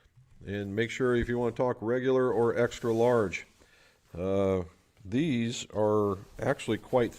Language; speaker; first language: English; native; English